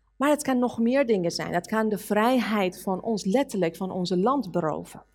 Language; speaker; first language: Dutch; non-native, fluent; Persian